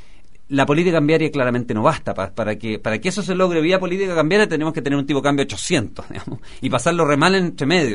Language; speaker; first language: Spanish; native; Spanish